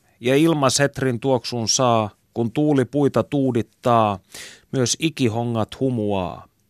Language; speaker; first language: Finnish; native; Finnish